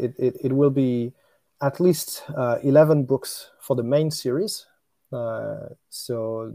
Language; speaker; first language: English; non-native, fluent; French